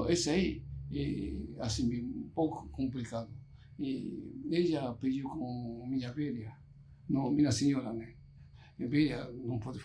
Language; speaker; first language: Portuguese; non-native, learner; Japanese